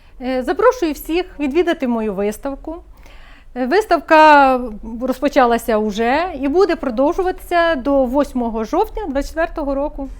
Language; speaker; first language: Ukrainian; native; Ukrainian